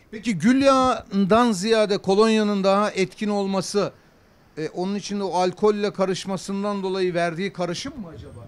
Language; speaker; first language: Turkish; native; Turkish